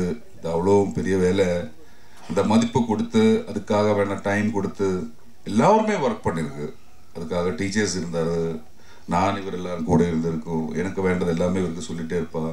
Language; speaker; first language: Tamil; non-native, learner; Malayalam